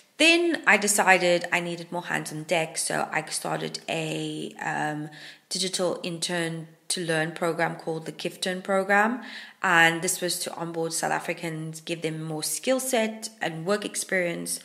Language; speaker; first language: English; native; English